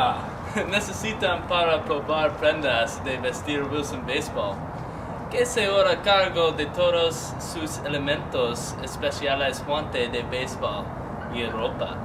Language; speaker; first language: Spanish; non-native, learner; English